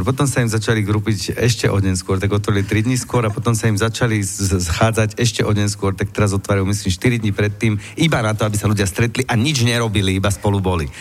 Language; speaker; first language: Slovak; native; Slovak